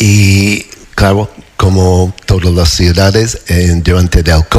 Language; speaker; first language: Spanish; non-native, fluent; English